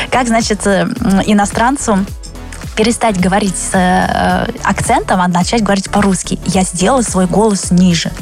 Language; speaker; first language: Russian; early bilingual, other home language; Chinese